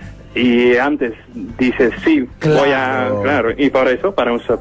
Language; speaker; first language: Spanish; non-native, learner; Dutch